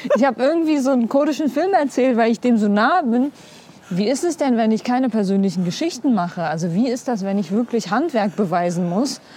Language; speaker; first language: German; early bilingual, other home language; Kurdish